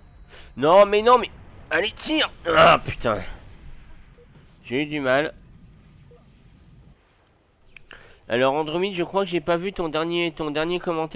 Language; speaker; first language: French; native; French